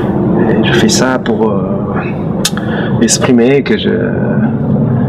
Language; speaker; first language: French; non-native, learner; Chinese